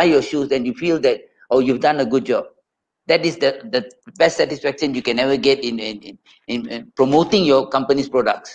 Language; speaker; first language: English; non-native, local second language; Tamil